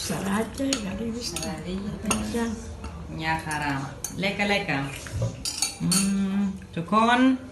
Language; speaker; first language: Greek; non-native, learner; Thai